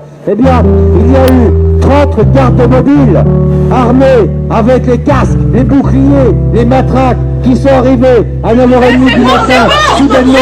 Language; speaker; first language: French; native; French